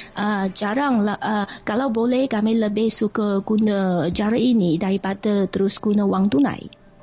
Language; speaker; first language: Malay; non-native, fluent; Chinese